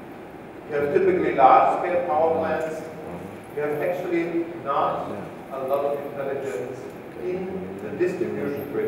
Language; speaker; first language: English; non-native, fluent; German